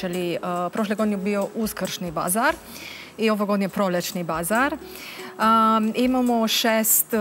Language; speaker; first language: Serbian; non-native, learner; Romanian